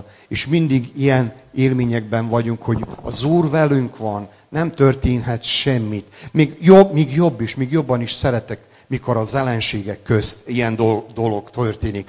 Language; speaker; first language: Hungarian; non-native, local second language; Serbian